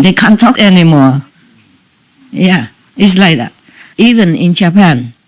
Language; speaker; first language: English; non-native, fluent; Vietnamese